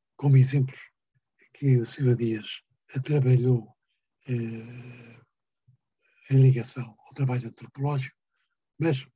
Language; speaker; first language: Portuguese; native; Portuguese